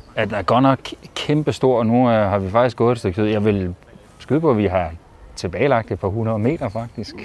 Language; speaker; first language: Danish; native; Danish